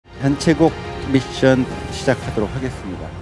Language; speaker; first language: Korean; native; Korean